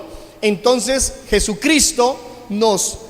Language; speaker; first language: Spanish; native; Spanish